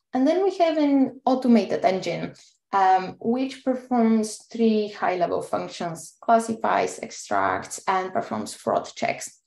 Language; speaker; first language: English; non-native, fluent; Bulgarian